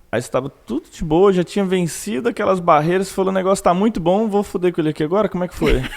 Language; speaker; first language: Portuguese; native; Portuguese